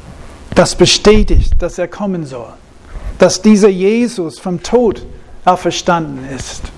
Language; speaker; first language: German; non-native, fluent; English